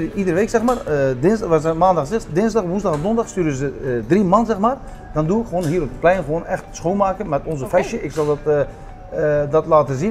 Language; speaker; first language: Dutch; non-native, local second language; Turkish